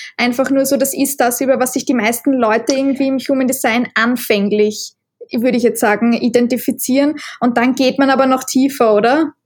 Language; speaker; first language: German; native; German